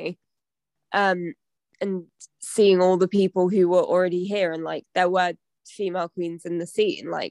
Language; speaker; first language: English; native; English